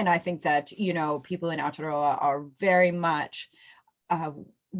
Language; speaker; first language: English; native; English